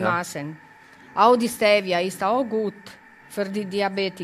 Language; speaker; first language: German; non-native, learner; Italian